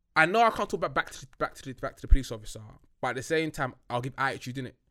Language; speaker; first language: English; early bilingual, other home language; Yoruba